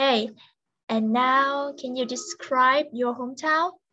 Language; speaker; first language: English; non-native, fluent; Vietnamese